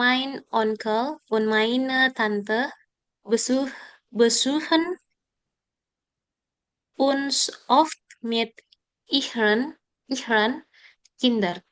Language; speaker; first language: German; non-native, learner; Indonesian